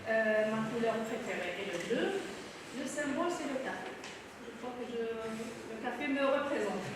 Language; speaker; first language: French; non-native, local second language; Arabic